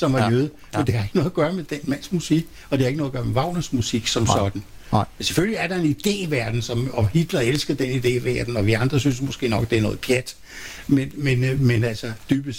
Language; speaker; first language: Danish; native; Danish